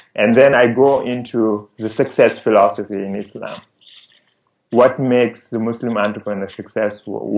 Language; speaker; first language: English; non-native, fluent; Wolof